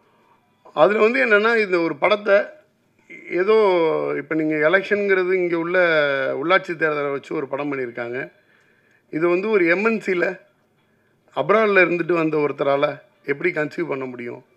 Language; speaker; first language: Tamil; native; Tamil